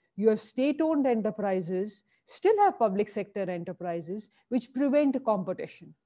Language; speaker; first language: English; non-native, local second language; Hindi